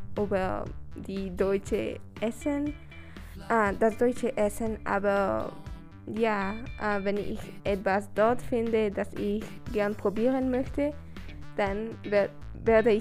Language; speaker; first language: German; non-native, learner; Spanish